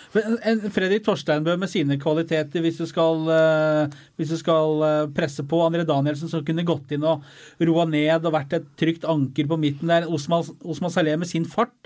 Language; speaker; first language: Norwegian; native; Norwegian